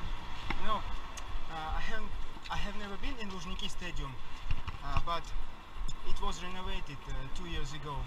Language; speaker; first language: English; non-native, learner; Russian